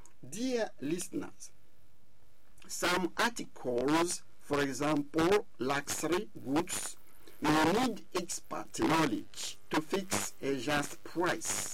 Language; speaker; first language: English; non-native, fluent; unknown